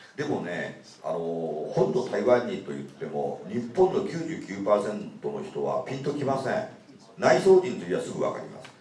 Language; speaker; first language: Japanese; native; Japanese